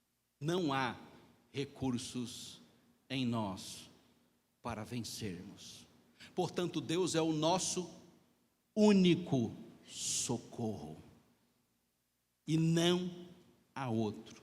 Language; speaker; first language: Portuguese; native; Portuguese